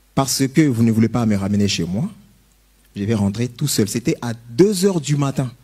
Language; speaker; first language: French; non-native, local second language; Lingala